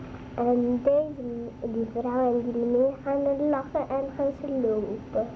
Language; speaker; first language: Dutch; early bilingual, other home language; Arabic